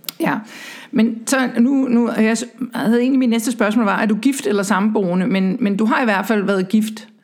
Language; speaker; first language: Danish; native; Danish